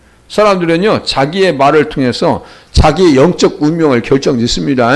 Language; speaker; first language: Korean; native; Korean